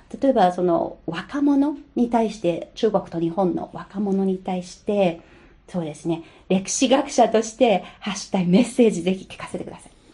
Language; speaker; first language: Japanese; non-native, fluent; Chinese